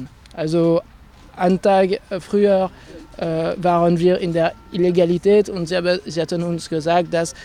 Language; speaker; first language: German; non-native, fluent; French